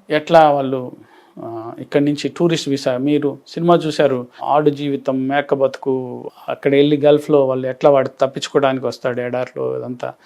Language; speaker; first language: Telugu; native; Telugu